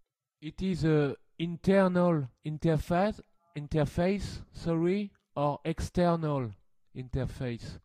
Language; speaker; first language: English; non-native, learner; French